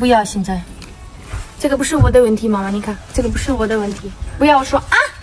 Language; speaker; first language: Chinese; non-native, learner; Ukrainian